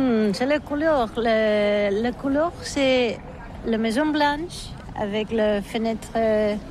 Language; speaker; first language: French; non-native, learner; Catalan